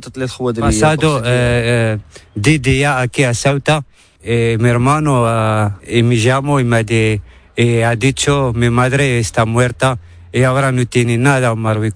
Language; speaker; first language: Spanish; non-native, learner; Arabic